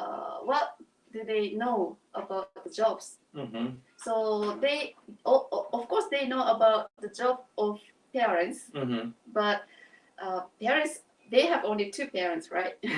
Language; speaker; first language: English; non-native, learner; Japanese